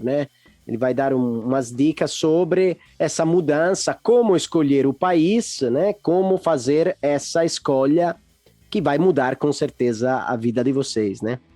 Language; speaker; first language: Portuguese; non-native, fluent; Italian